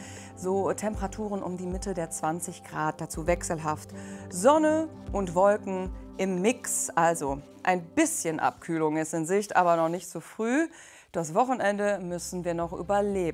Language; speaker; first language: German; native; German